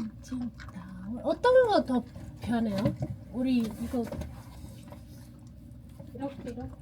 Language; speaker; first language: Korean; non-native, fluent; German